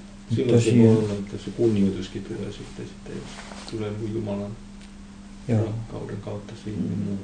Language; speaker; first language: Finnish; native; Finnish